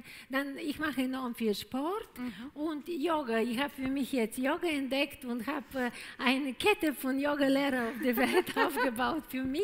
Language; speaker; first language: German; non-native, fluent; Bulgarian